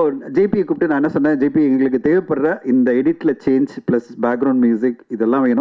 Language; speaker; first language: Tamil; native; Tamil